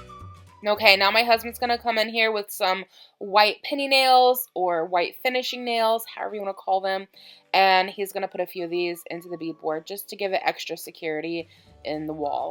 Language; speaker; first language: English; native; English